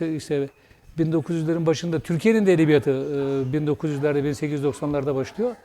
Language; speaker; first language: Turkish; non-native, local second language; Bulgarian